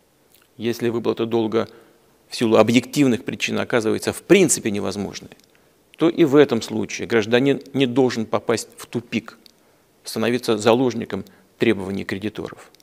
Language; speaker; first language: Russian; native; Russian